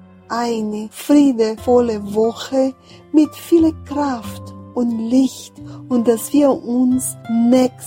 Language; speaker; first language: German; non-native, fluent; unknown